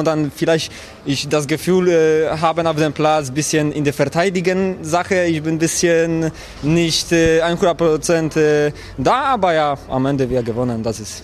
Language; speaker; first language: German; non-native, learner; Polish